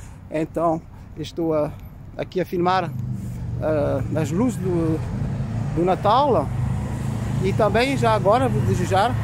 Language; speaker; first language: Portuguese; early bilingual, heritage; Portuguese